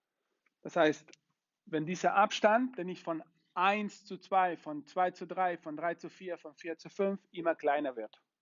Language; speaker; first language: German; non-native, fluent; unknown